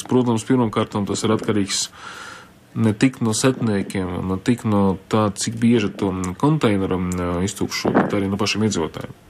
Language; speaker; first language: Latvian; non-native, local second language; Russian